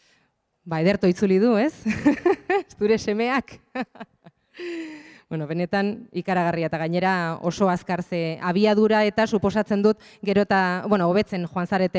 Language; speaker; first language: Basque; native; Basque